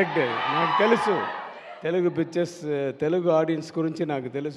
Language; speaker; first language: Telugu; non-native, learner; Tamil